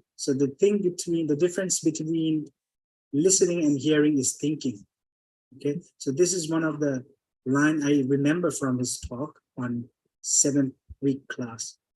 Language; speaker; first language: English; non-native, fluent; Thai